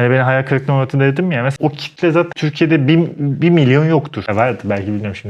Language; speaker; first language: Turkish; native; Turkish